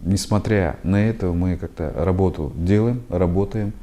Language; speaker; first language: Russian; non-native, local second language; Kazakh